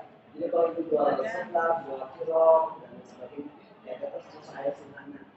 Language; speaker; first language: Indonesian; non-native, local second language; Sundanese